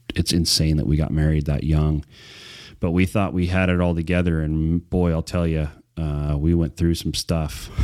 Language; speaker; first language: English; native; English